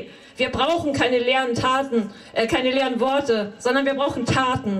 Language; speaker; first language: German; native; German